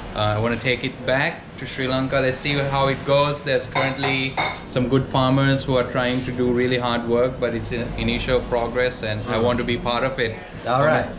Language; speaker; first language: English; non-native, local second language; Sinhala